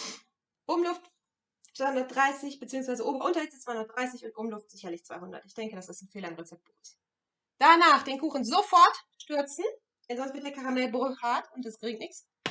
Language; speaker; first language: German; non-native, fluent; French